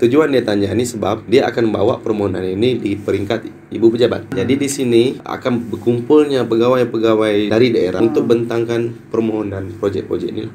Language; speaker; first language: Malay; native; Malay